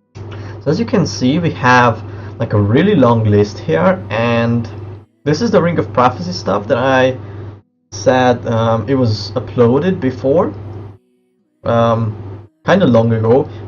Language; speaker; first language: English; non-native, fluent; Hungarian